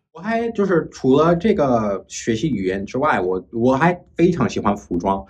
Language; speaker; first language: Chinese; non-native, fluent; English